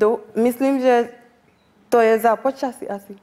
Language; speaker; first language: Czech; non-native, learner; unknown